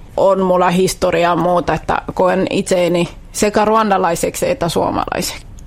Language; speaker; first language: Finnish; early bilingual, other home language; Kinyarwanda